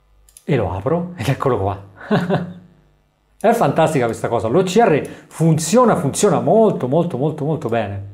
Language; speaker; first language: Italian; native; Italian